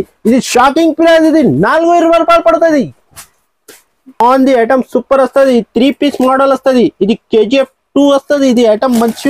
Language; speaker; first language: Telugu; non-native, local second language; Urdu